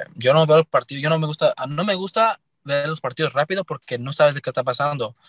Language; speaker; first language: Spanish; early bilingual, heritage; Spanish